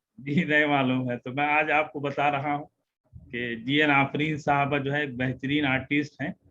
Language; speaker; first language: Urdu; native; Urdu